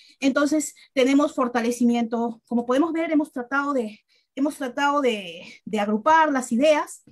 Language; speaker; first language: Spanish; native; Spanish